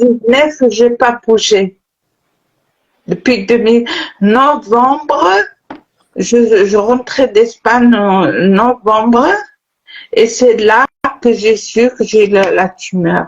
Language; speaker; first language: French; non-native, local second language; Arabic